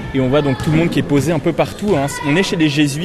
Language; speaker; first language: French; native; French